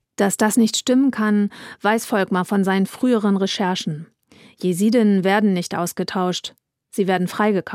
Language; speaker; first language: German; native; German